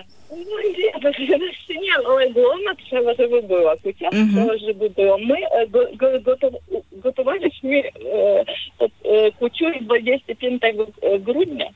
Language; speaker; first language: Polish; non-native, learner; Ukrainian